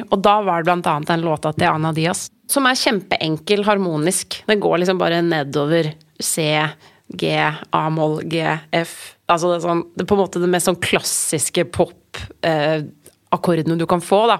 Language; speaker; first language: Norwegian; native; Norwegian